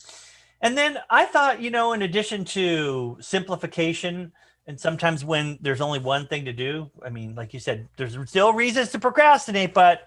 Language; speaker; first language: English; native; English